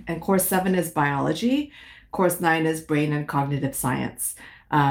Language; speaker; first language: English; early bilingual, other home language; Min Nan Chinese